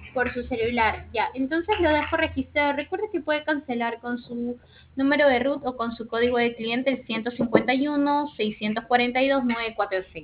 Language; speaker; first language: Spanish; native; Spanish